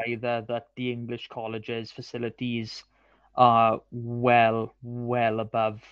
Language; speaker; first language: English; native; English